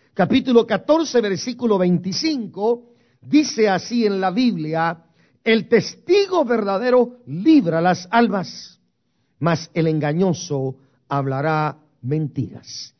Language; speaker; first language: Spanish; native; Spanish